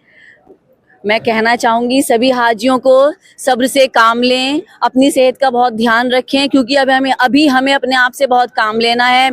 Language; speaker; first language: Hindi; native; Hindi